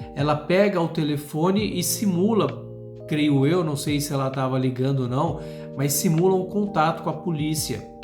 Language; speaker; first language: Portuguese; native; Portuguese